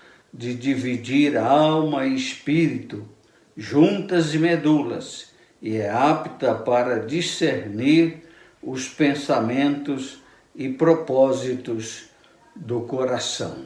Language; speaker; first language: Portuguese; native; Portuguese